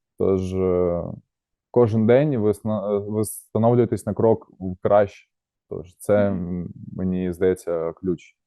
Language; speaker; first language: Ukrainian; native; Ukrainian